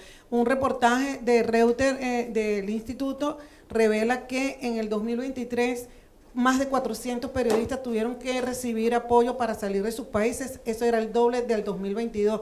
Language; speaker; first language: Spanish; native; Spanish